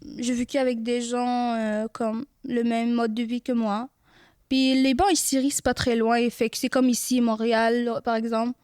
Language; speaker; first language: French; early bilingual, other home language; Arabic